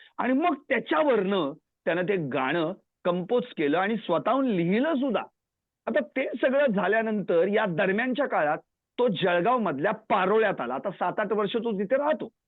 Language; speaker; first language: Marathi; native; Marathi